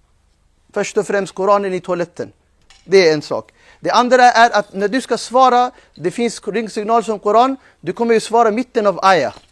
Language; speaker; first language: Swedish; non-native, fluent; Urdu